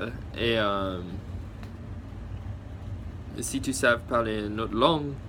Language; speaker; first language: French; early bilingual, heritage; English